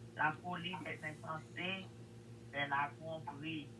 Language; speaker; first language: French; non-native, learner; Haitian Creole